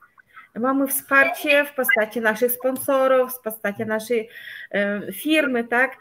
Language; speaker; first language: Polish; non-native, fluent; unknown